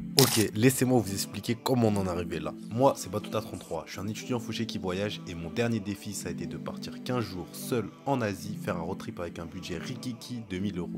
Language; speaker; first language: French; native; French